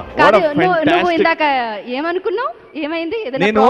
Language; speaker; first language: Telugu; native; Telugu